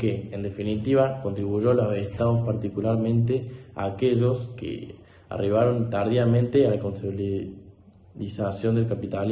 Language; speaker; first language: Spanish; native; Spanish